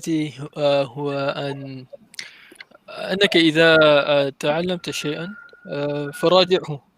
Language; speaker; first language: Arabic; non-native, learner; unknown